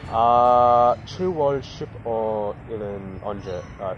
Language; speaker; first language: Korean; non-native, learner; English